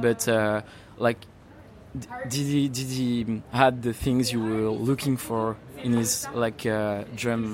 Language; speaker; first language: English; non-native, learner; French